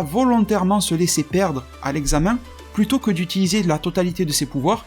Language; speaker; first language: French; native; French